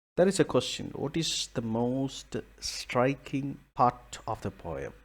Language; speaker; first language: English; non-native, local second language; Malayalam